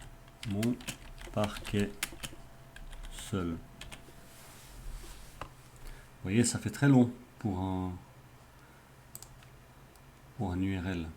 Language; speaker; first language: French; native; French